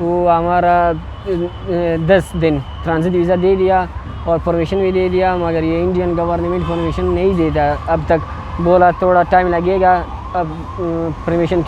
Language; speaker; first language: Hindi; non-native, learner; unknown